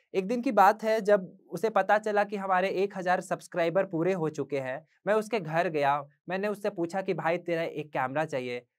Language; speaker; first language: Hindi; native; Hindi